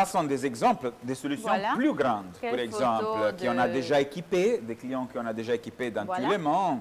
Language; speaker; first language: French; non-native, fluent; Italian